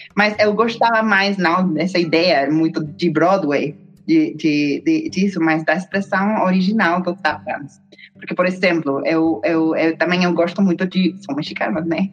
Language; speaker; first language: Portuguese; non-native, fluent; Spanish